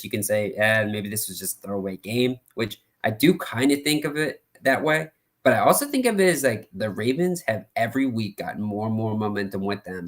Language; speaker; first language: English; native; English